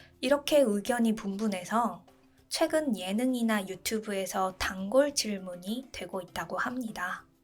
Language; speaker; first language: Korean; non-native, fluent; Japanese